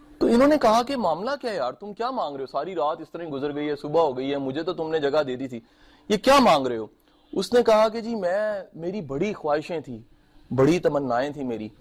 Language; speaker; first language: Urdu; native; Urdu